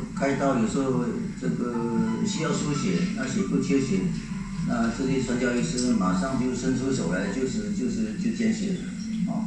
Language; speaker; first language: Chinese; native; Chinese